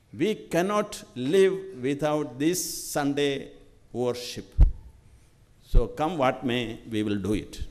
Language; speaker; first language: English; non-native, local second language; Malayalam